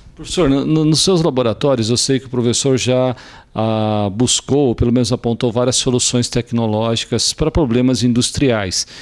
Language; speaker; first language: Portuguese; native; Portuguese